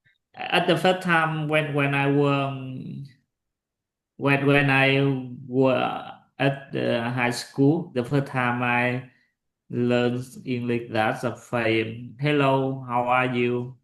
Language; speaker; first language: English; non-native, learner; Vietnamese